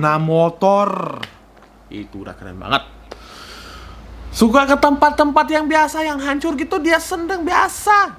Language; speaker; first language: Indonesian; non-native, fluent; Russian